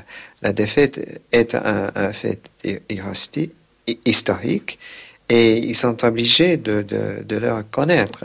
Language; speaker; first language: French; non-native, fluent; English